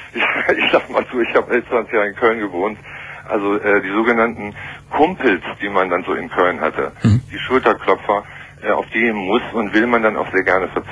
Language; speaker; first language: German; native; German